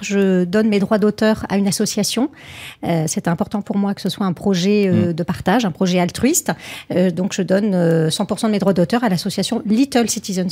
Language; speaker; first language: French; native; French